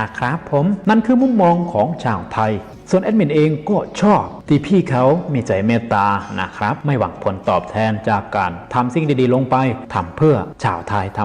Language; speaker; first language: Thai; native; Thai